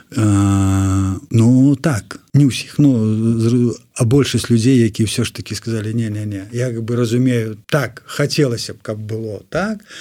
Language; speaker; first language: Belarusian; non-native, local second language; Russian